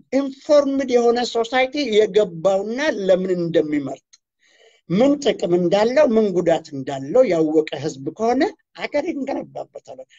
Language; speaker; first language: Amharic; non-native, local second language; Oromo